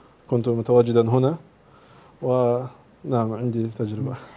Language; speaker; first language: Arabic; non-native, fluent; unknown